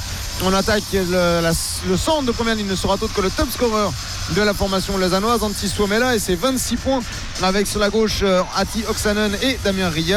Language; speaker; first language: French; native; French